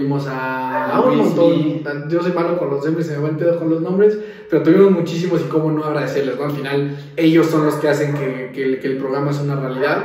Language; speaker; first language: Spanish; native; Spanish